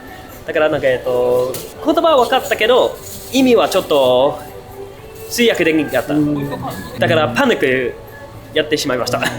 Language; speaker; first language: Japanese; non-native, learner; English